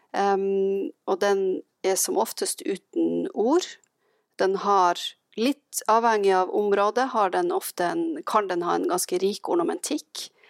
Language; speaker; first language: Norwegian; native; Norwegian